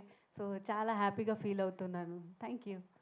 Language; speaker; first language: Telugu; non-native, learner; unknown